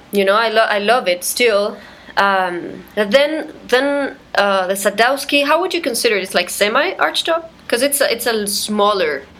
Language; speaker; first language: English; non-native, fluent; Spanish